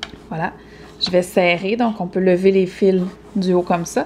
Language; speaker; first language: French; native; French